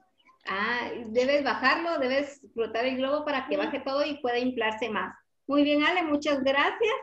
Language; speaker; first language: Spanish; native; Spanish